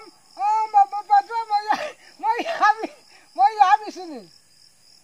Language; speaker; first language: Indonesian; non-native, local second language; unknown